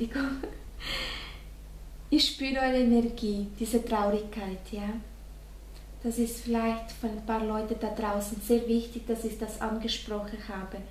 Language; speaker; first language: German; non-native, fluent; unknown